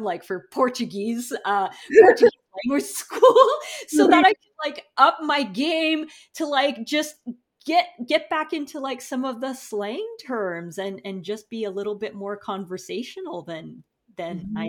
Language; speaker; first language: English; non-native, fluent; Portuguese